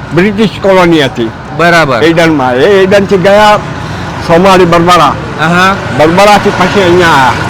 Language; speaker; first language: Gujarati; early bilingual, heritage; Gujarati